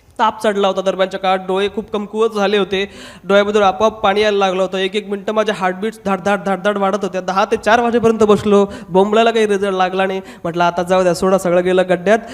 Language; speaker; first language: Marathi; non-native, local second language; Hindi